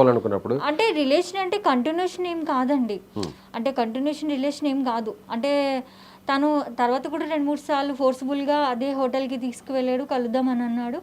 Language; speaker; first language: Telugu; native; Telugu